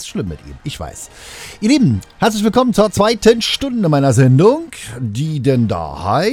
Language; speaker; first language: German; native; German